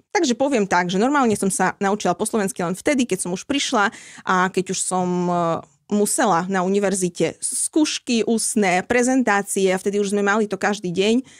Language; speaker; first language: Slovak; non-native, fluent; Ukrainian